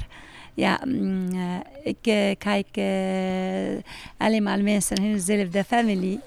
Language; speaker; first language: Dutch; non-native, learner; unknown